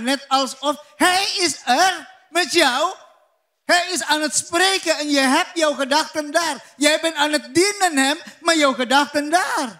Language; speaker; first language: Dutch; non-native, learner; Indonesian